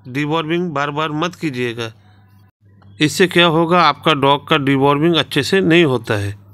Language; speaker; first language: Hindi; non-native, local second language; Bangla